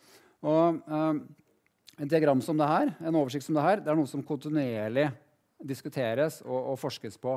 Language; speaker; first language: Norwegian; native; Norwegian